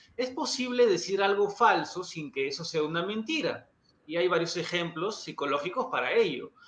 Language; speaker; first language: Spanish; native; Spanish